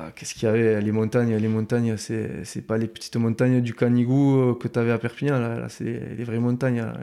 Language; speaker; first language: French; native; French